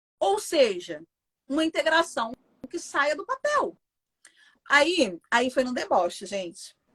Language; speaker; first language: Portuguese; native; Portuguese